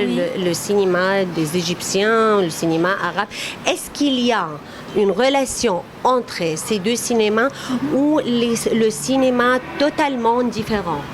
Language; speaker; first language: French; non-native, fluent; Arabic